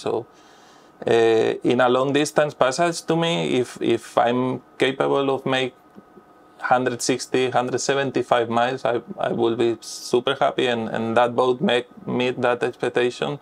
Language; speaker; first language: English; non-native, fluent; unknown